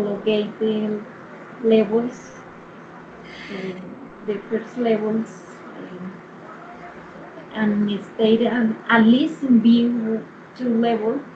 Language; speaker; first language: English; non-native, learner; Spanish